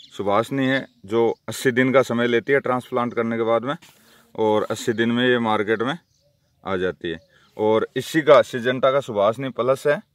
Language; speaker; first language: Hindi; native; Hindi